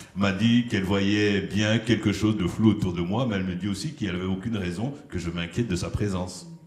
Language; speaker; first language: French; non-native, local second language; Lingala